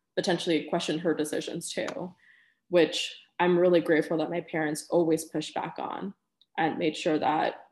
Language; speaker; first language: English; early bilingual, other home language; Spanish